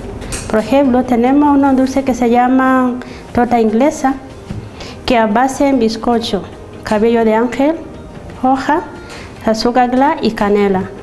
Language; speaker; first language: Spanish; non-native, fluent; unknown